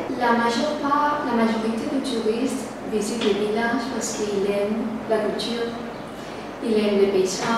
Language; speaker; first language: French; non-native, learner; Spanish